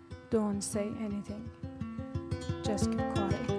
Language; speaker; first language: English; non-native, fluent; Persian